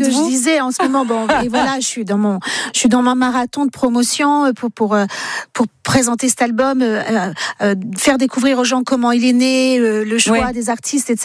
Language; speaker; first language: French; native; French